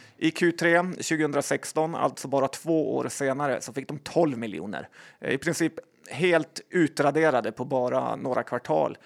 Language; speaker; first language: Swedish; native; Swedish